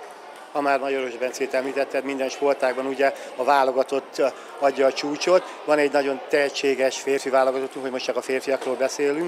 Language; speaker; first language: Hungarian; native; Hungarian